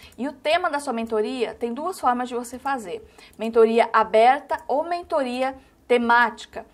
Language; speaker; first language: Portuguese; native; Portuguese